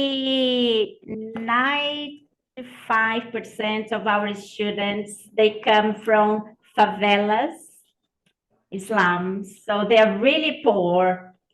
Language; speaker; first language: English; non-native, fluent; Portuguese